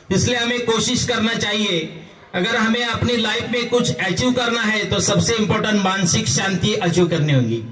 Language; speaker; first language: Hindi; non-native, local second language; Marathi